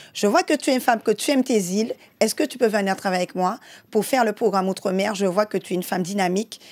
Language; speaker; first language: French; native; French